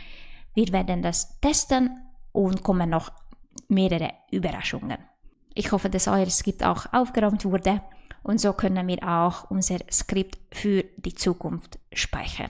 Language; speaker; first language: German; non-native, fluent; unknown